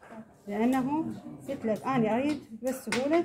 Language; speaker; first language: Arabic; native; Arabic